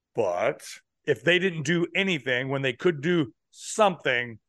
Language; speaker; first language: English; native; English